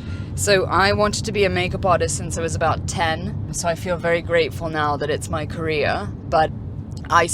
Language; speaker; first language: English; native; English